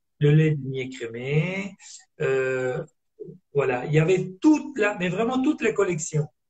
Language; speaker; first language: French; non-native, fluent; Italian